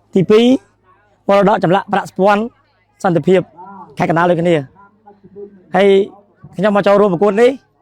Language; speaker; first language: Khmer; native; Khmer